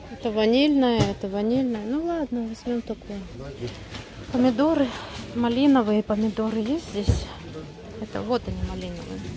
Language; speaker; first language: Russian; native; Russian